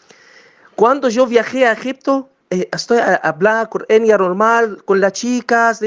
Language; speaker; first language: Spanish; non-native, learner; Arabic